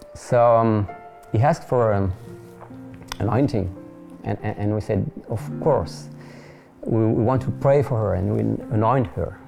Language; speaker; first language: English; non-native, fluent; French